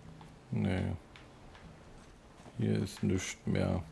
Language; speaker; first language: German; native; German